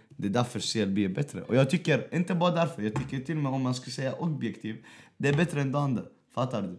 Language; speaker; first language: Swedish; early bilingual, other home language; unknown